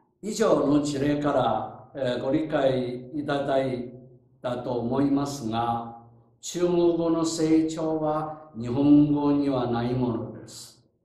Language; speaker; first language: Japanese; non-native, fluent; Chinese